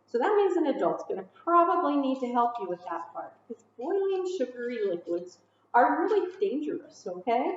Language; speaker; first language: English; native; English